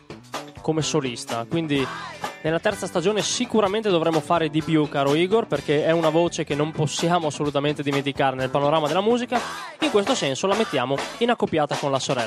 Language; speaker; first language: Italian; native; Italian